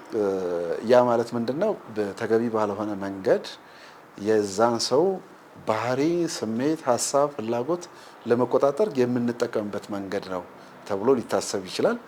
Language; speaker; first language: Amharic; native; Amharic